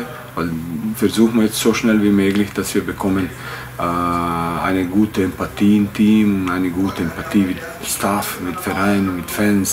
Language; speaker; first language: German; non-native, fluent; Bosnian